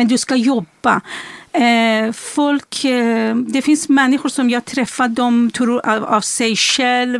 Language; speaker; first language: Swedish; non-native, fluent; Persian